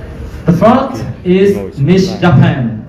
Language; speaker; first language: English; non-native, fluent; Vietnamese